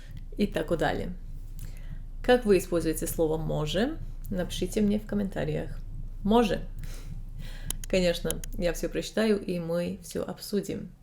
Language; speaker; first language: Russian; non-native, fluent; Serbian